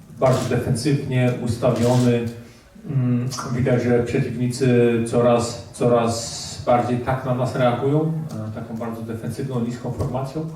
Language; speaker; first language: Polish; early bilingual, heritage; Polish